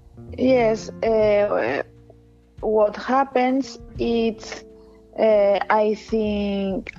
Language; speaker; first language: English; non-native, learner; Spanish